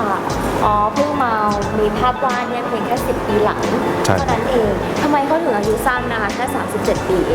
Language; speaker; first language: Thai; native; Thai